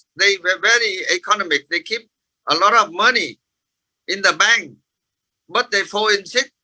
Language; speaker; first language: English; non-native, fluent; Vietnamese